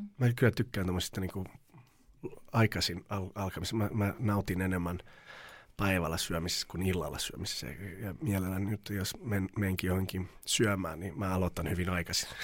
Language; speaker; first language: Finnish; non-native, fluent; Serbian